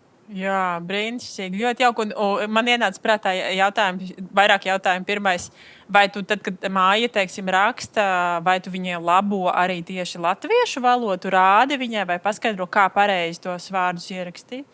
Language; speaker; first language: Latvian; native; Latvian